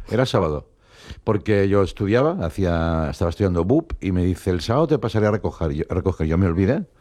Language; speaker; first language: Spanish; non-native, local second language; Catalan